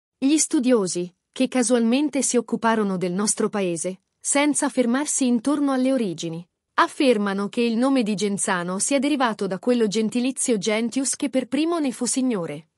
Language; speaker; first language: Italian; native; Italian